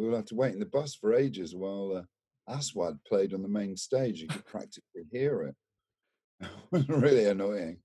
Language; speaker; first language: English; native; English